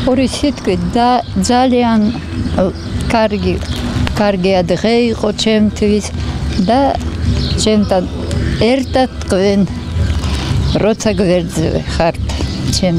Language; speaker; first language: Georgian; non-native, learner; Russian